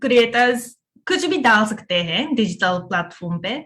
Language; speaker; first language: Hindi; non-native, fluent; Japanese